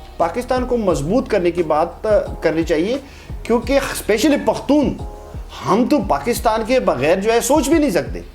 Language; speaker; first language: Urdu; non-native, local second language; Pashto